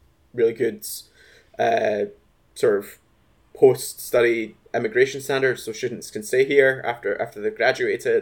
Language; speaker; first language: English; native; English